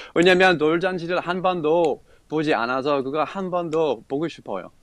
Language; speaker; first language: Korean; non-native, fluent; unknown